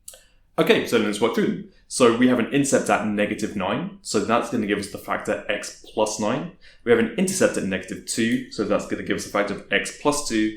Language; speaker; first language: English; native; English